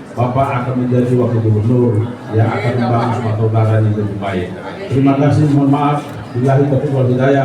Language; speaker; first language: Indonesian; native; Indonesian